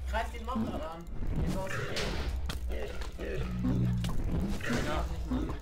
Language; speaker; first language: German; native; German